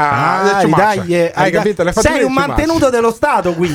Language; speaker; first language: Italian; native; Italian